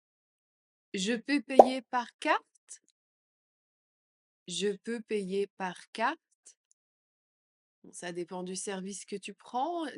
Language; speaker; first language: French; native; French